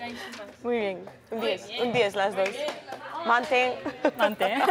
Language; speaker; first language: Spanish; native; Spanish